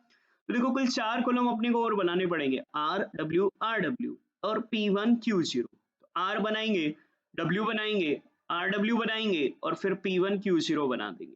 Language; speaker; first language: Hindi; native; Hindi